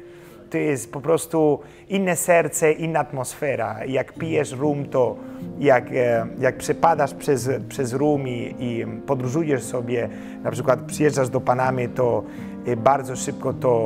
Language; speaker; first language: Polish; early bilingual, heritage; Polish